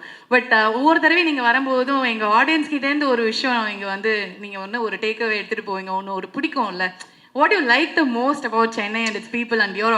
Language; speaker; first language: Tamil; native; Tamil